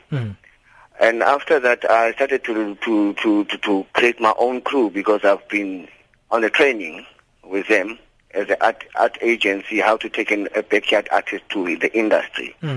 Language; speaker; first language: English; non-native, local second language; Xhosa